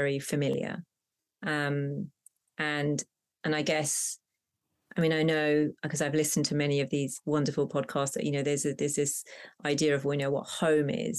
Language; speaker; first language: English; non-native, local second language; Punjabi